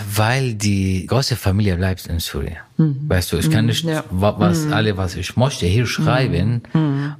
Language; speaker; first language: German; non-native, learner; Arabic